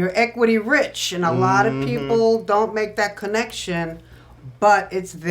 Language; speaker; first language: English; native; English